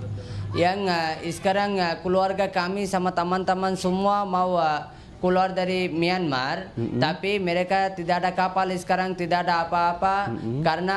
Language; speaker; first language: Indonesian; non-native, learner; Rohingya